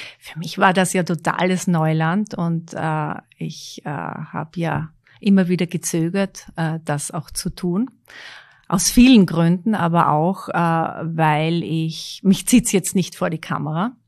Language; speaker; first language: German; native; German